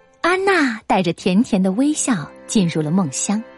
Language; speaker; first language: Chinese; native; Chinese